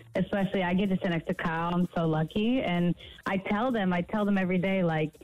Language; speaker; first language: English; native; English